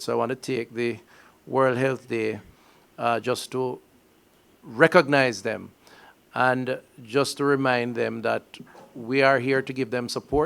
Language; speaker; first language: English; native; English